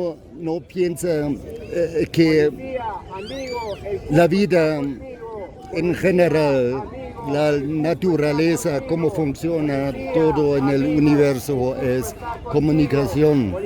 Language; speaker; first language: Spanish; non-native, fluent; German